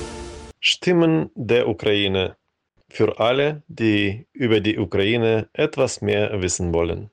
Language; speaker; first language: German; non-native, fluent; Ukrainian